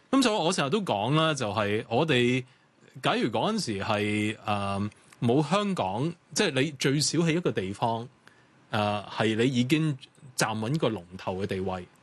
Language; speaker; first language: Cantonese; native; Cantonese